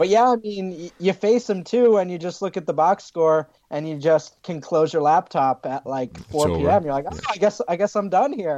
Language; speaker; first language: English; native; English